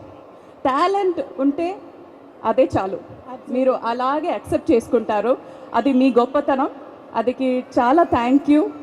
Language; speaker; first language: Telugu; non-native, fluent; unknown